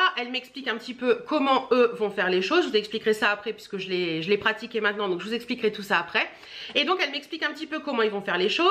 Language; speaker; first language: French; native; French